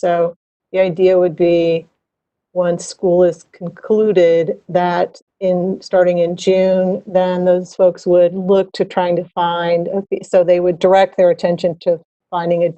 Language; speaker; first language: English; native; English